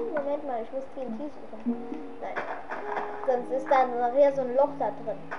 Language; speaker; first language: German; native; German